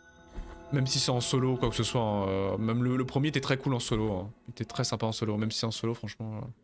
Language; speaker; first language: French; native; French